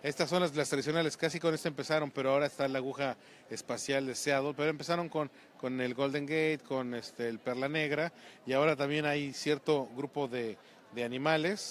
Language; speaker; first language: Spanish; native; Spanish